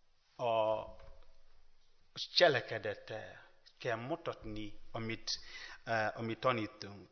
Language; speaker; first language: Hungarian; non-native, learner; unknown